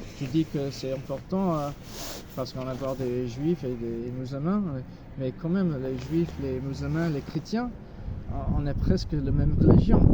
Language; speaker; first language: French; non-native, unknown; English